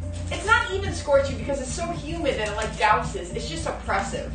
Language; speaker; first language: English; native; English